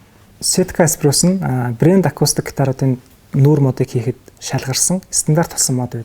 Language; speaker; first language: Mongolian; native; Mongolian